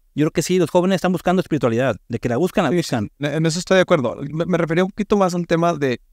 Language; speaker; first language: Spanish; native; Spanish